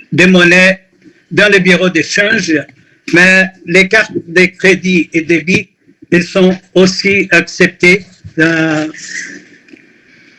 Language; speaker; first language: French; non-native, fluent; Portuguese